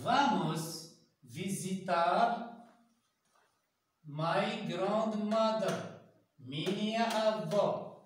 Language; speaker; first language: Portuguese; non-native, learner; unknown